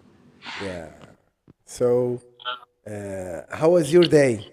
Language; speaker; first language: English; non-native, fluent; Arabic